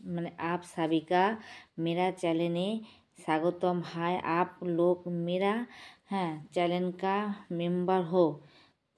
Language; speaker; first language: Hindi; non-native, learner; Bangla